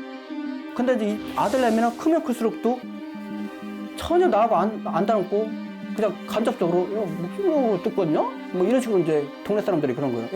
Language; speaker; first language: Korean; native; Korean